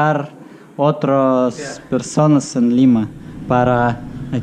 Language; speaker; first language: Spanish; non-native, learner; Russian